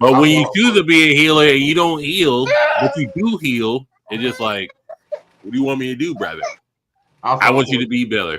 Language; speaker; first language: English; native; English